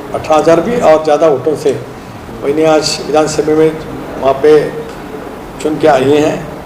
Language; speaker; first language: Hindi; non-native, local second language; Marathi